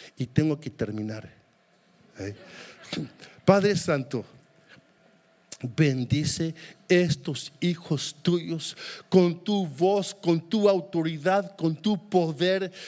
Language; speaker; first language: Spanish; native; Spanish